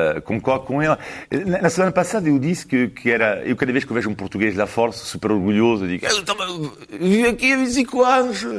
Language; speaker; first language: Portuguese; non-native, fluent; French